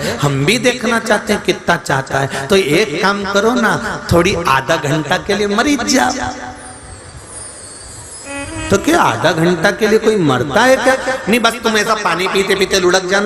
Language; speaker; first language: Hindi; native; Hindi